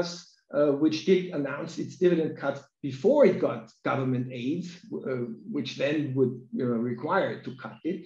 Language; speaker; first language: English; non-native, fluent; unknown